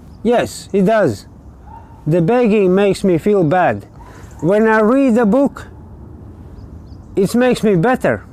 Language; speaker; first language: English; non-native, learner; Latvian